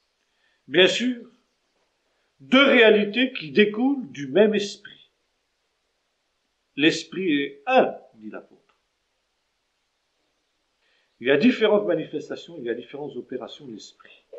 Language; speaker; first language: French; native; French